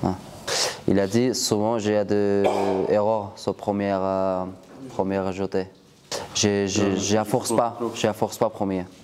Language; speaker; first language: French; non-native, learner; Georgian